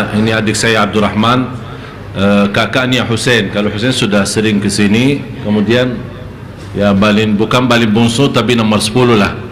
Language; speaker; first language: Malay; non-native, fluent; Arabic